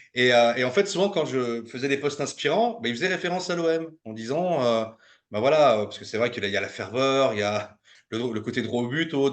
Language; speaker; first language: French; native; French